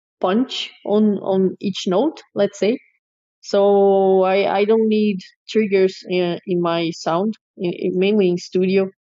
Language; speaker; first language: English; non-native, fluent; Portuguese